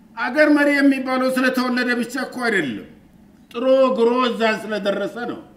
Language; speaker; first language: Amharic; native; Amharic